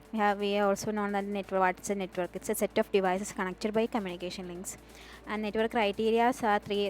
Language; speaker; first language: English; non-native, local second language; Malayalam